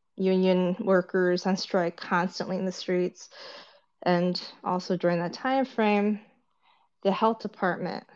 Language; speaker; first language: English; early bilingual, other home language; Korean